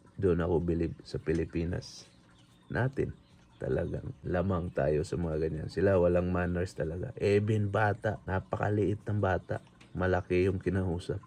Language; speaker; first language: Filipino; non-native, local second language; Cebuano